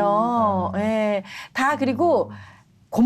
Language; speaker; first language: Korean; native; Korean